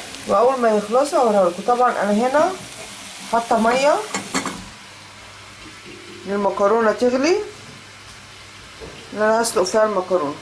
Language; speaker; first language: Arabic; native; Arabic